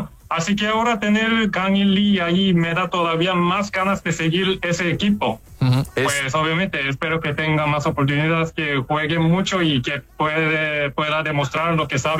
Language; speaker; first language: Spanish; non-native, fluent; Korean